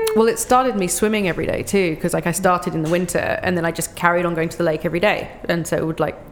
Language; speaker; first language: English; native; English